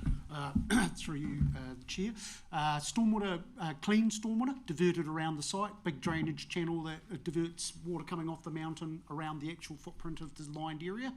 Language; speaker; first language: English; native; English